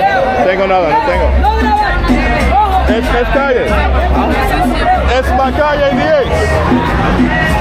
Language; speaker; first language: Spanish; non-native, learner; English